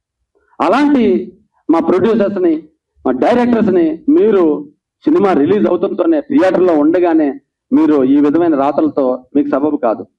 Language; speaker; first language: Telugu; native; Telugu